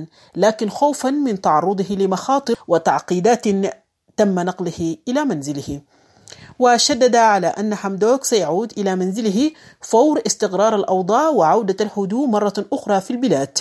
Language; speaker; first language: Arabic; native; Arabic